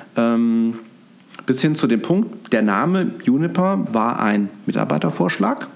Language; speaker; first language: German; native; German